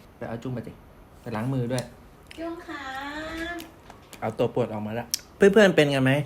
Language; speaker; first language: Thai; native; Thai